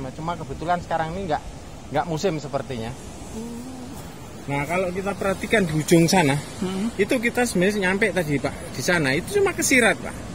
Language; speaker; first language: Indonesian; non-native, local second language; Javanese